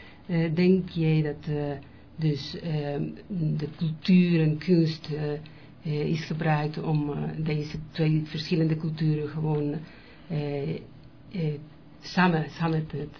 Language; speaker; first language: Dutch; non-native, learner; Spanish